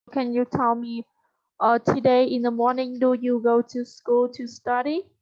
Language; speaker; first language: English; non-native, fluent; Vietnamese